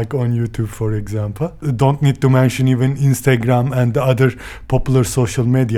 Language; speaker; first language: English; non-native, fluent; Turkish